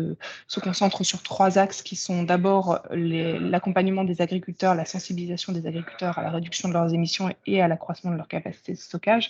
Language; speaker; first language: French; native; French